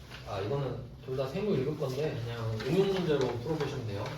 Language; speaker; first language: Korean; native; Korean